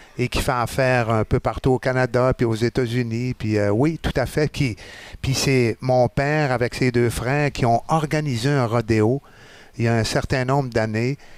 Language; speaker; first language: French; native; French